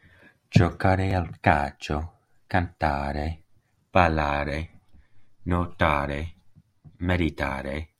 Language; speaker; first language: Italian; non-native, learner; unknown